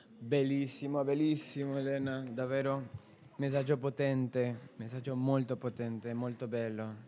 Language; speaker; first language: Italian; non-native, fluent; Spanish